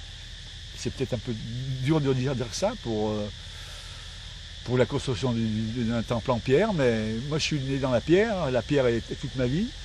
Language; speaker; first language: French; native; French